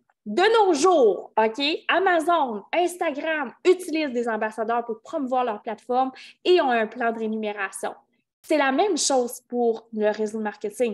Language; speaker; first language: French; native; French